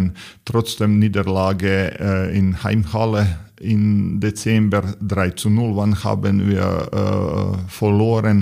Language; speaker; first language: German; non-native, learner; Serbian